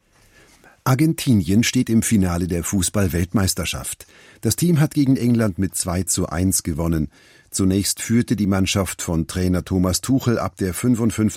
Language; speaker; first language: German; native; German